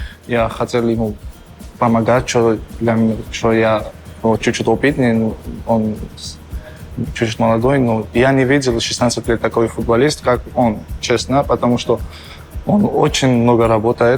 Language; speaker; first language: Russian; non-native, learner; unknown